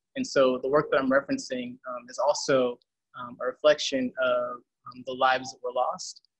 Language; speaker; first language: English; native; English